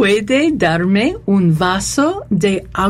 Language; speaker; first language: Spanish; non-native, learner; English